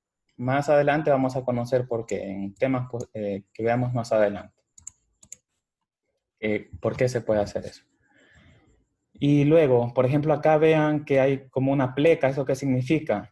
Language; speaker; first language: Spanish; native; Spanish